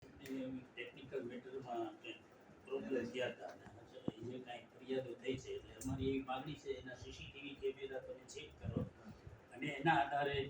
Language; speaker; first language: Gujarati; native; Gujarati